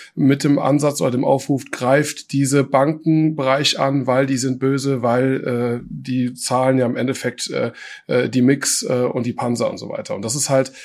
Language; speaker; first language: German; early bilingual, other home language; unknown